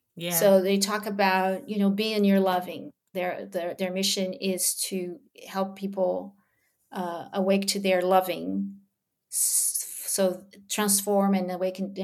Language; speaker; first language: English; early bilingual, other home language; Portuguese